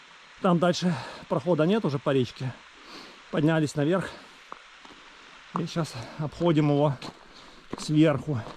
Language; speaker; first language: Russian; native; Russian